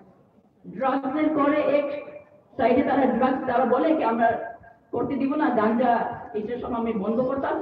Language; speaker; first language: Bangla; non-native, local second language; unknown